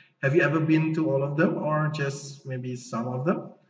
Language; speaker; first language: English; non-native, fluent; Indonesian